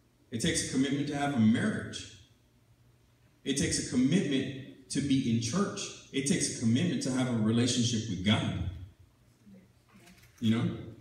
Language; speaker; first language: English; early bilingual, other home language; Spanish